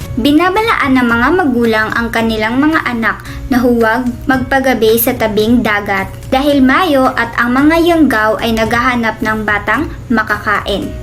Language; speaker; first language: Filipino; non-native, local second language; Cebuano